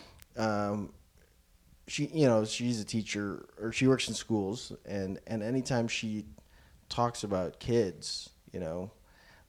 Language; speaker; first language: English; non-native, local second language; Filipino